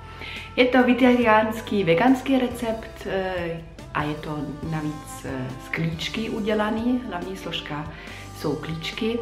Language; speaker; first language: Czech; non-native, fluent; German